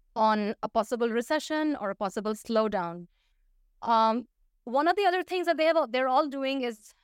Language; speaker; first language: English; non-native, fluent; Hindi